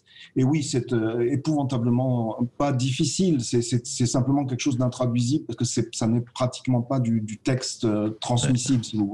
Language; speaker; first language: French; native; French